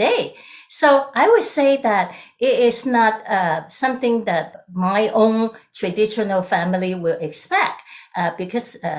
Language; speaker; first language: English; non-native, local second language; Cantonese